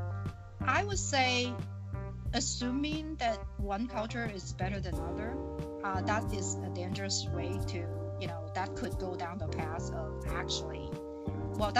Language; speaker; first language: English; non-native, fluent; Chinese